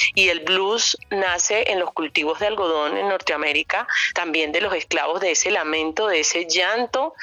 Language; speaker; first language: Spanish; native; Spanish